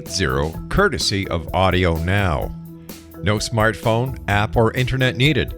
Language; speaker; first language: English; native; English